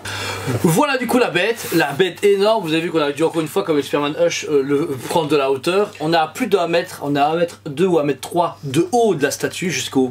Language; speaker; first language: French; native; French